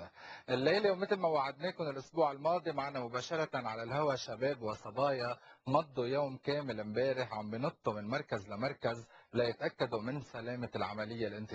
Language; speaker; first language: Arabic; native; Arabic